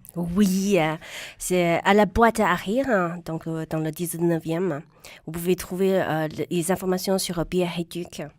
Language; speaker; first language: French; non-native, fluent; Chinese